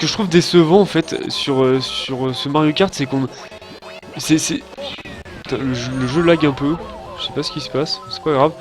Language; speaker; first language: French; native; French